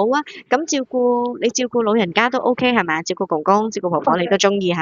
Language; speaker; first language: Cantonese; native; Cantonese